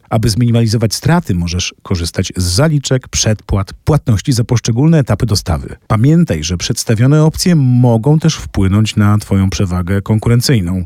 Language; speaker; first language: Polish; native; Polish